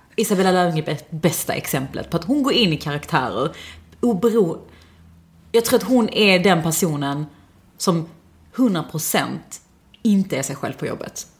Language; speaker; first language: Swedish; early bilingual, other home language; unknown